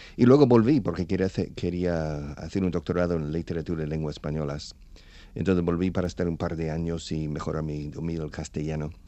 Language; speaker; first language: Spanish; non-native, fluent; English